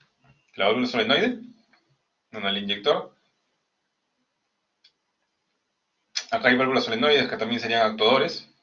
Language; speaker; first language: Spanish; native; Spanish